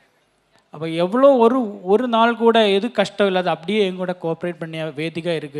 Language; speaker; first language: Tamil; non-native, learner; Malayalam